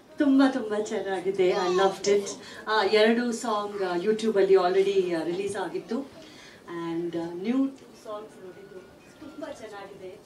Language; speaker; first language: Kannada; non-native, local second language; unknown